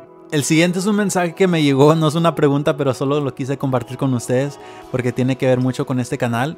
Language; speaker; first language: Spanish; early bilingual, heritage; Spanish